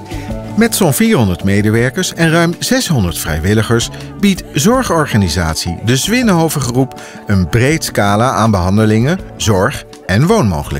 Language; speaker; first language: Dutch; native; Dutch